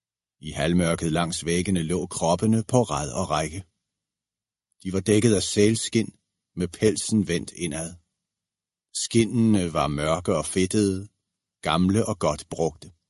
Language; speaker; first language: Danish; native; Danish